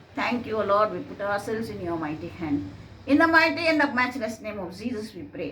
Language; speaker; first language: English; non-native, local second language; Kannada